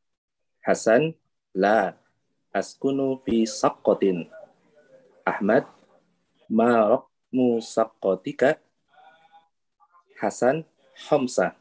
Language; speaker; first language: Arabic; non-native, learner; Indonesian